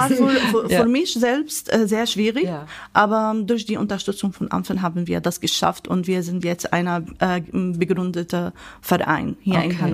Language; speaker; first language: German; non-native, fluent; Arabic